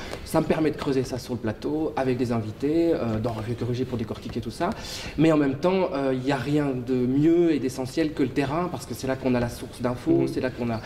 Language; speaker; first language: French; native; French